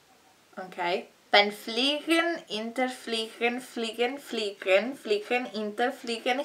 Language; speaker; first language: German; non-native, learner; Italian